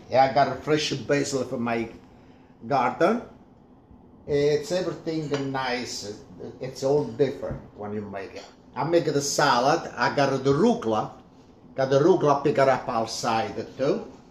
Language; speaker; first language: English; non-native, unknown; Italian